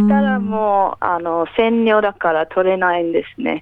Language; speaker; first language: Japanese; non-native, fluent; English